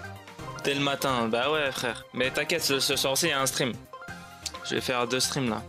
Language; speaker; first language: French; native; French